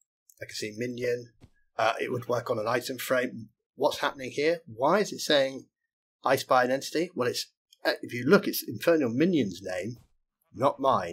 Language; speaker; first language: English; native; English